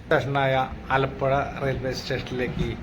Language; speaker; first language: Malayalam; native; Malayalam